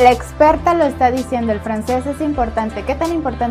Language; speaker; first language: Spanish; native; Spanish